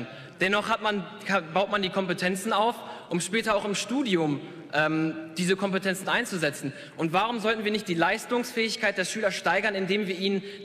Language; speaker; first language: German; native; German